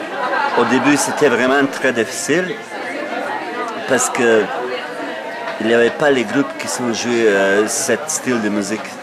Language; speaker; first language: French; non-native, fluent; Bosnian